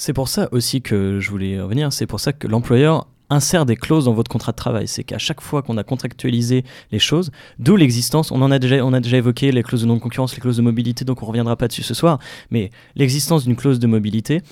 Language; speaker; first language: French; native; French